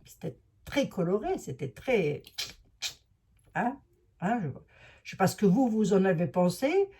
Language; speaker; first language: French; native; French